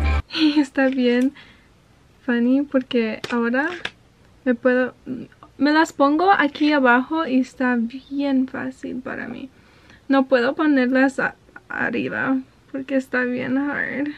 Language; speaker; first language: Spanish; early bilingual, heritage; Spanish